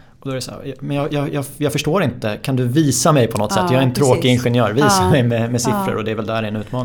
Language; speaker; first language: Swedish; native; Swedish